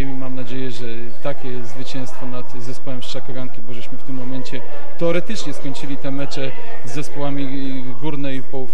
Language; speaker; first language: Polish; native; Polish